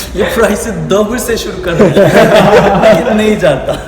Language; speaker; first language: Urdu; non-native, learner; Korean